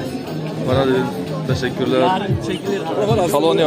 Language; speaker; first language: Turkish; non-native, learner; Uzbek